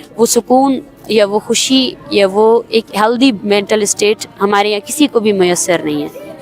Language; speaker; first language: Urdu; non-native, local second language; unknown